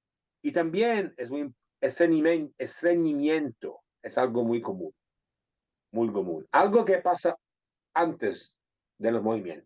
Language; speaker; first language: Spanish; non-native, fluent; Italian